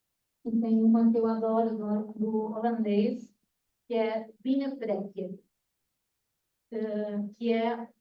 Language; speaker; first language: Portuguese; non-native, fluent; Spanish